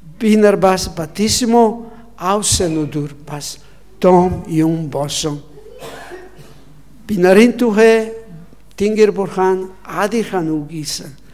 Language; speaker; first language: Mongolian; non-native, learner; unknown